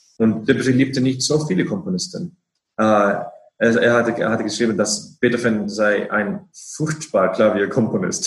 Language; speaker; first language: German; non-native, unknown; Icelandic